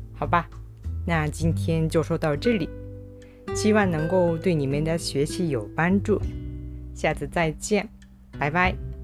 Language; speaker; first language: Chinese; non-native, fluent; Japanese